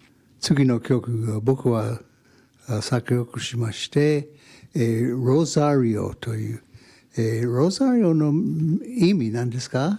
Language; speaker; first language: Japanese; non-native, learner; English